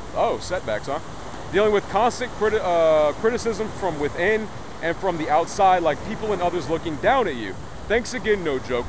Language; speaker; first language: English; native; English